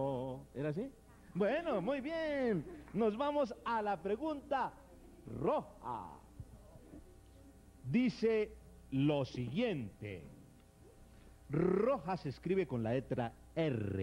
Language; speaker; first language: Spanish; native; Spanish